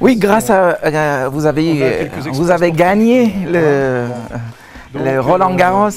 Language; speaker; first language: French; non-native, fluent; English